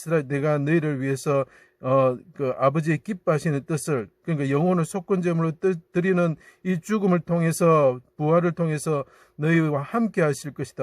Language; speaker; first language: Korean; native; Korean